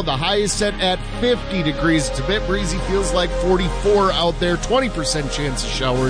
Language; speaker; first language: English; native; English